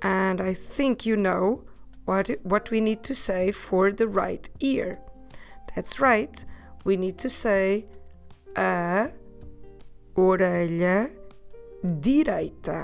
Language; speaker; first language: English; non-native, fluent; Portuguese